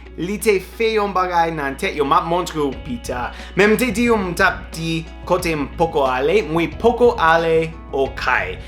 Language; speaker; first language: Haitian Creole; non-native, fluent; English